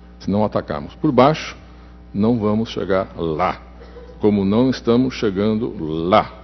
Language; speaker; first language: Portuguese; native; Portuguese